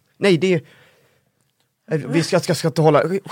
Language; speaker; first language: Swedish; native; Swedish